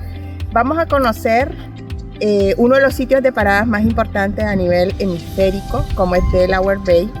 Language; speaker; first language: Spanish; native; Spanish